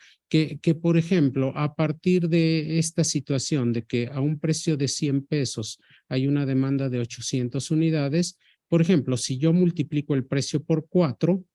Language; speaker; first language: Spanish; native; Spanish